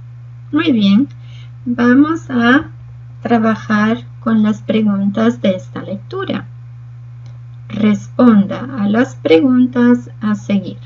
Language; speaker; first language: Spanish; non-native, fluent; Portuguese